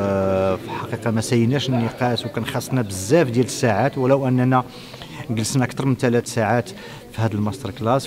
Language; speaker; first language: Arabic; native; Arabic